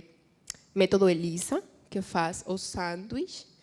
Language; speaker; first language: Portuguese; non-native, fluent; Spanish